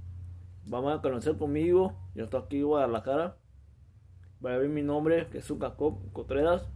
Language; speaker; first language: Spanish; non-native, local second language; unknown